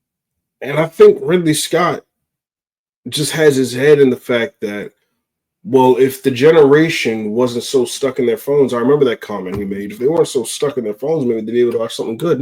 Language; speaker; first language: English; native; English